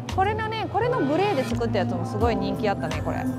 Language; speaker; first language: Japanese; native; Japanese